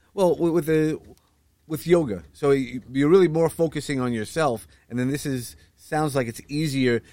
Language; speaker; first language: English; native; English